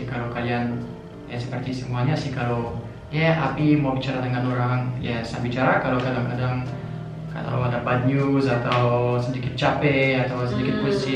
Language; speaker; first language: Indonesian; non-native, fluent; French